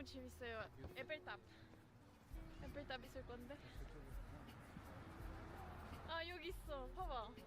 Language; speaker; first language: Korean; non-native, fluent; French